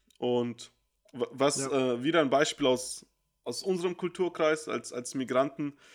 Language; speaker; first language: German; native; German